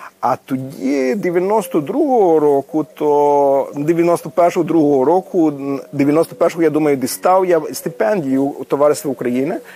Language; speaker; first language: Ukrainian; early bilingual, heritage; Ukrainian